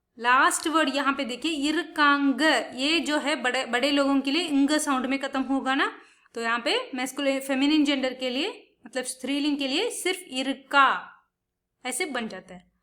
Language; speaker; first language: Hindi; non-native, local second language; Tamil